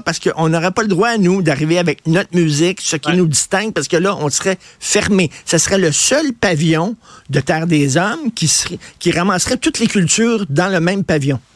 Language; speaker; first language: French; native; French